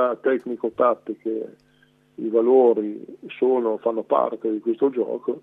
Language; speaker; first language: Italian; native; Italian